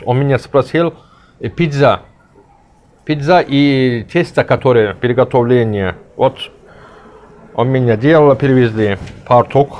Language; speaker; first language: Russian; non-native, learner; Turkish